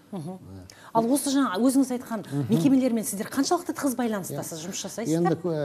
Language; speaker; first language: Kazakh; native; Kazakh